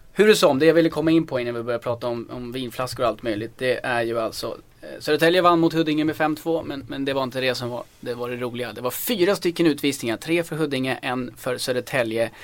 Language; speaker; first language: Swedish; native; Swedish